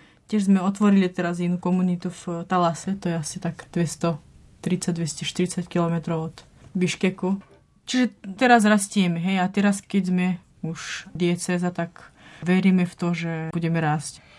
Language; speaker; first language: Slovak; non-native, fluent; Russian